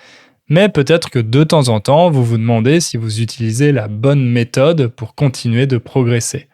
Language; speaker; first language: French; native; French